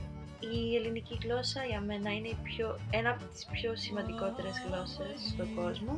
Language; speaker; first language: Greek; early bilingual, heritage; Spanish